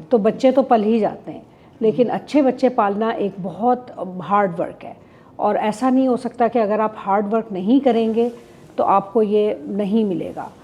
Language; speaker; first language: Urdu; native; Urdu